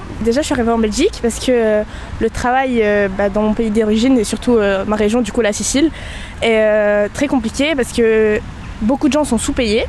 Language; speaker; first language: French; native; French